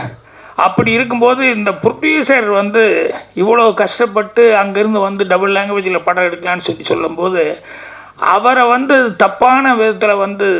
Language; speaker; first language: Tamil; native; Tamil